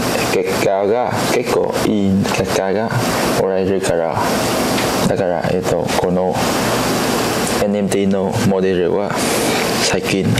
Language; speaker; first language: Japanese; non-native, learner; Cantonese